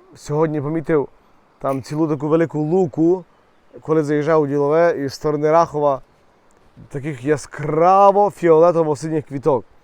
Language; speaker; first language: Ukrainian; native; Ukrainian